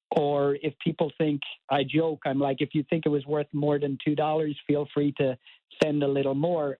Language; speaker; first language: English; native; English